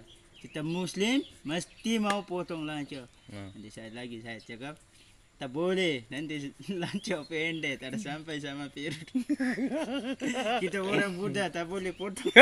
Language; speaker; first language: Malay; non-native, local second language; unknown